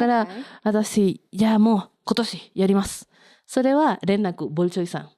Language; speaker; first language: Japanese; non-native, learner; Spanish